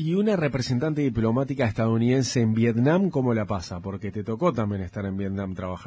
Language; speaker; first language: Spanish; native; Spanish